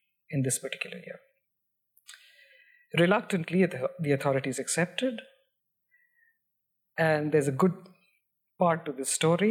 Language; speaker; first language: English; non-native, local second language; Hindi